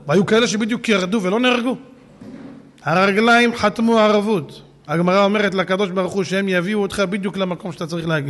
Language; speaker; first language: Hebrew; native; Hebrew